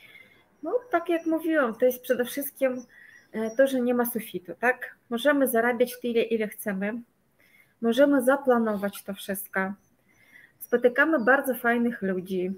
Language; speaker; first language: Polish; non-native, fluent; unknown